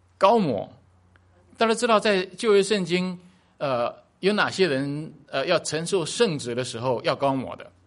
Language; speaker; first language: Chinese; native; Chinese